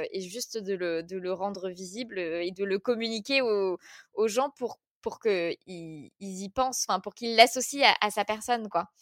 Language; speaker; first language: French; native; French